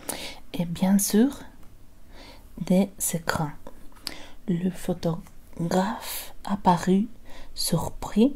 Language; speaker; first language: French; non-native, learner; Spanish